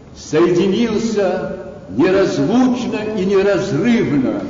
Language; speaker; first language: Russian; native; Russian